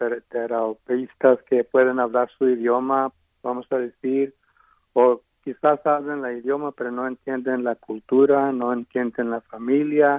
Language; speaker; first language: Spanish; early bilingual, heritage; Spanish